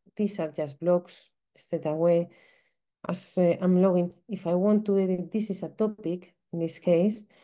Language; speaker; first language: English; non-native, fluent; Spanish